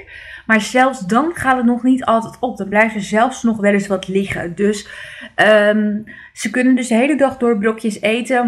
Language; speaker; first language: Dutch; native; Dutch